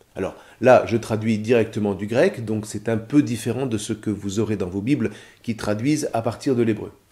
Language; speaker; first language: French; native; French